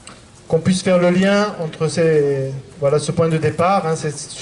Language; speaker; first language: French; native; French